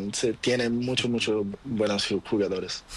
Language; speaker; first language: Spanish; non-native, learner; Portuguese